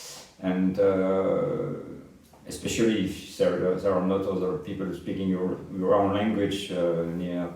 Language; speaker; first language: English; non-native, fluent; French